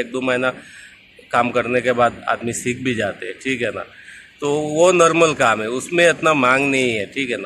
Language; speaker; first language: Hindi; non-native, local second language; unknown